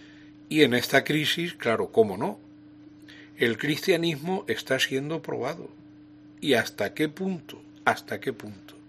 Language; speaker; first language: Spanish; native; Spanish